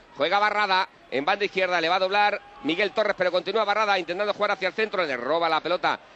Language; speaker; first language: Spanish; native; Spanish